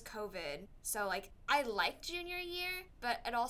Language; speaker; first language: English; native; English